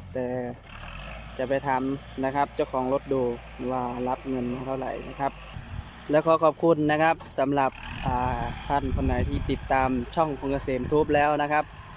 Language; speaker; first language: Thai; native; Thai